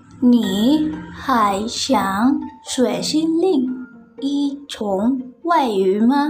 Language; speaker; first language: Chinese; non-native, learner; Indonesian